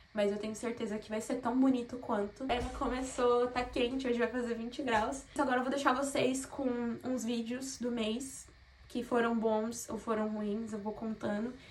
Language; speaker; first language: Portuguese; native; Portuguese